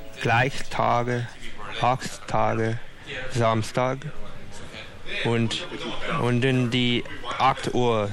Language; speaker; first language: German; non-native, learner; English